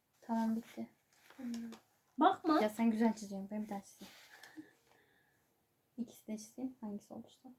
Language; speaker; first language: Turkish; native; Turkish